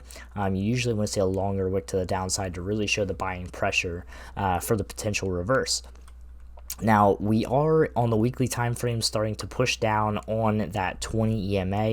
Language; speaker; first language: English; native; English